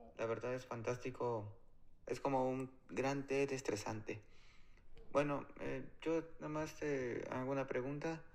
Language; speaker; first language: Spanish; native; Spanish